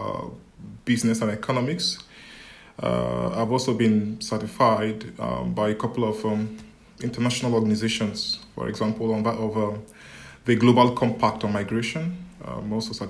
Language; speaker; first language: English; non-native, local second language; Igbo